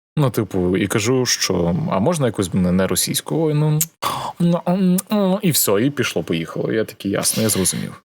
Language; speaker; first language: Ukrainian; native; Ukrainian